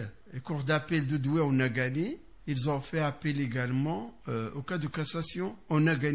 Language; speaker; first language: French; non-native, fluent; Arabic